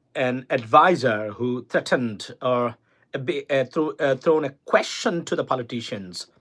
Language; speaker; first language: English; non-native, local second language; Bangla